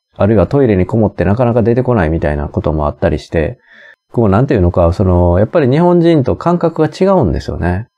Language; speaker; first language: Japanese; native; Japanese